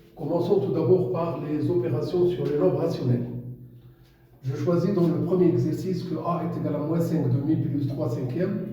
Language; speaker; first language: French; non-native, local second language; Arabic